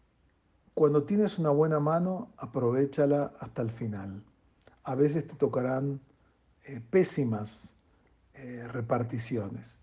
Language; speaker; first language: Spanish; native; Spanish